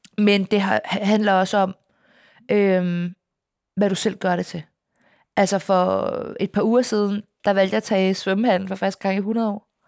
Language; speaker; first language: Danish; native; Danish